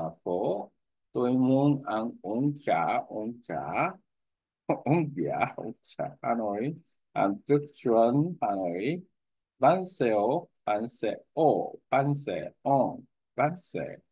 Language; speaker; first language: Vietnamese; non-native, learner; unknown